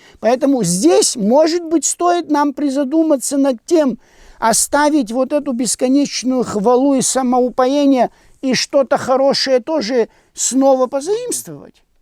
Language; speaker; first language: Russian; non-native, local second language; Abkhazian